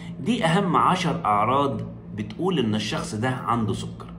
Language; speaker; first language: Arabic; native; Arabic